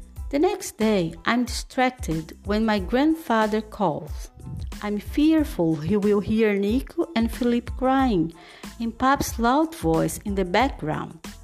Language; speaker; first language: English; non-native, fluent; Portuguese